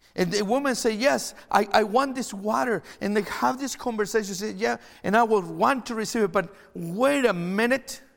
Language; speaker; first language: English; non-native, fluent; Spanish